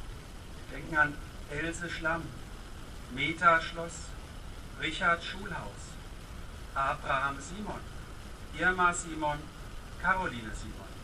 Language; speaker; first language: German; native; German